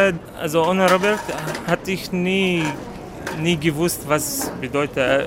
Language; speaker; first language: German; non-native, learner; Arabic